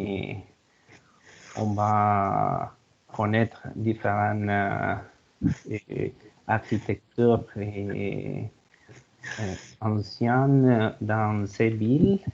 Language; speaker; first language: French; non-native, learner; Spanish